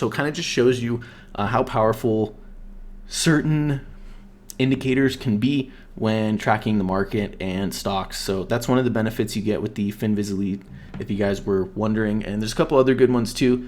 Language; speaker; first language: English; native; English